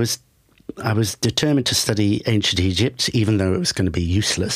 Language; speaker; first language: English; native; English